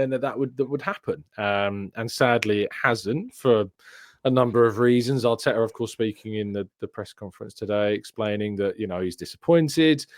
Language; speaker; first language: English; native; English